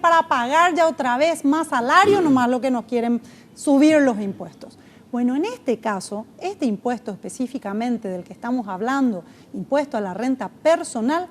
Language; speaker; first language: Spanish; native; Spanish